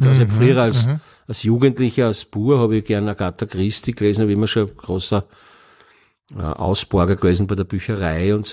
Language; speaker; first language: German; native; German